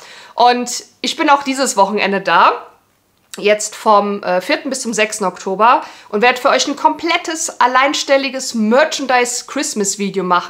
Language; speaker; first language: German; native; German